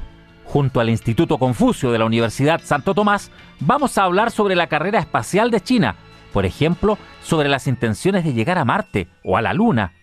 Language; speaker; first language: Spanish; native; Spanish